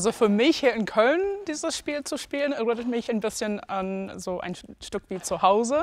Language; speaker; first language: German; non-native, fluent; English